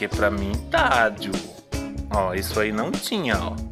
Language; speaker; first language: Portuguese; native; Portuguese